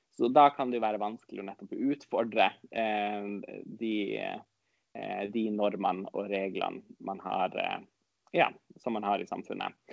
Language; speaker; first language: Norwegian; non-native, local second language; Northern Sami